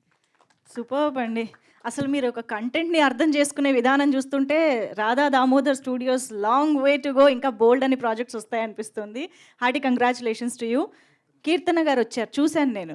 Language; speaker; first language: Telugu; native; Telugu